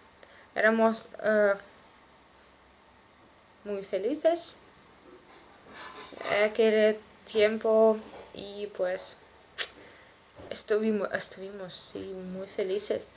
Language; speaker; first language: Spanish; non-native, learner; Russian